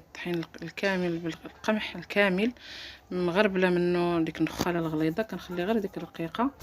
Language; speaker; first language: Arabic; native; Arabic